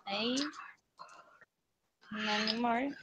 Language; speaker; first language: English; non-native, learner; Spanish